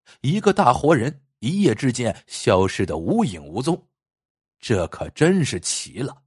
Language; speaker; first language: Chinese; native; Chinese